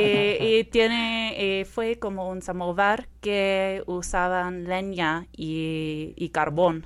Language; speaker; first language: Spanish; non-native, fluent; English